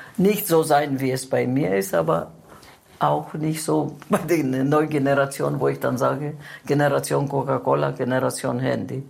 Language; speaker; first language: German; non-native, fluent; Greek